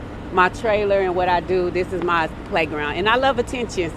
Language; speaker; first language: English; native; English